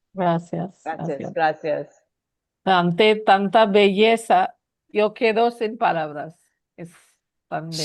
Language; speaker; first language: Spanish; non-native, learner; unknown